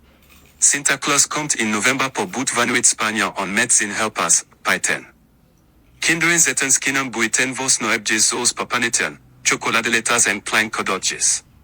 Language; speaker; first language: Dutch; non-native, learner; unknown